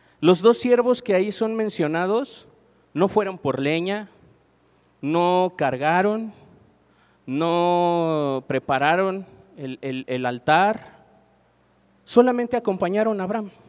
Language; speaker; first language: Spanish; native; Spanish